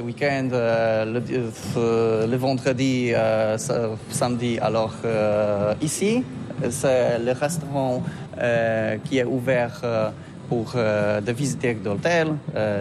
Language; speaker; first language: French; non-native, learner; Polish